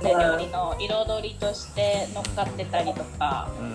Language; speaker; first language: Japanese; native; Japanese